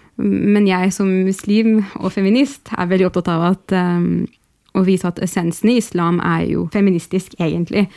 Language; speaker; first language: Norwegian; early bilingual, other home language; Arabic